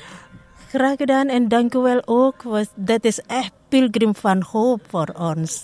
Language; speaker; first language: Dutch; non-native, learner; Indonesian